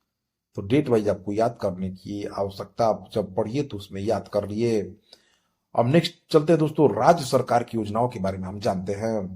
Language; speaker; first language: Hindi; native; Hindi